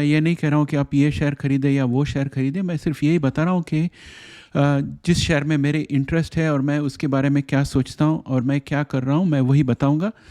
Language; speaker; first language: Hindi; native; Hindi